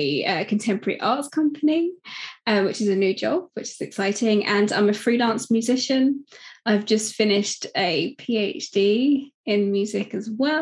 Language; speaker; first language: English; native; English